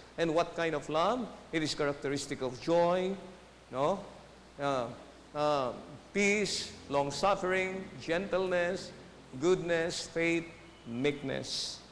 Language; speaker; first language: English; non-native, local second language; Filipino